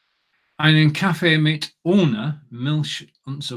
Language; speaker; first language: German; non-native, learner; English